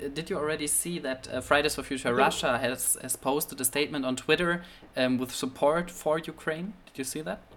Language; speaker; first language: English; non-native, fluent; German